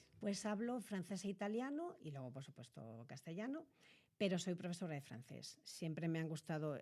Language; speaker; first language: Spanish; native; Spanish